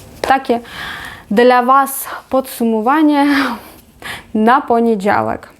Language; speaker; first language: Polish; non-native, fluent; Ukrainian